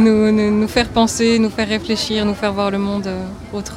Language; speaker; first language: French; native; French